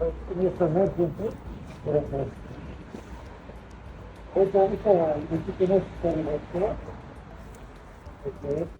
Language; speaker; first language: Romanian; native; Romanian